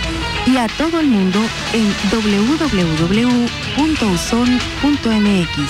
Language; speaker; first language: Spanish; native; Spanish